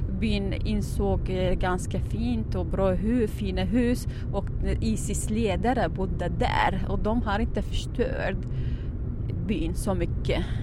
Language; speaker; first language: Swedish; non-native, fluent; Arabic